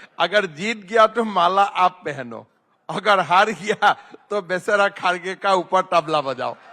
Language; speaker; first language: Hindi; non-native, local second language; Assamese